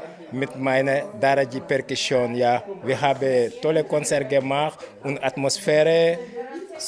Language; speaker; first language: German; non-native, learner; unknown